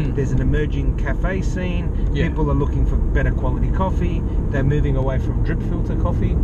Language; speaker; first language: English; native; English